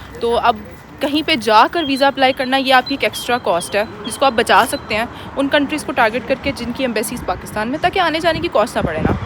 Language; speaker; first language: Urdu; native; Urdu